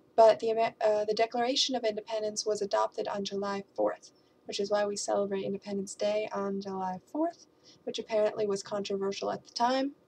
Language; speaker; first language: English; native; English